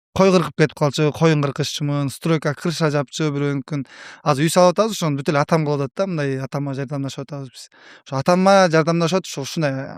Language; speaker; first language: Kyrgyz; native; Kyrgyz